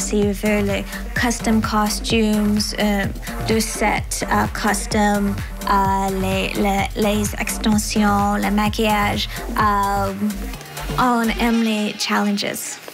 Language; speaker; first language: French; non-native, learner; English